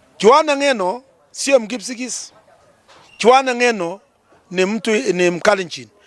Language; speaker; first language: Swahili; non-native, local second language; Kalenjin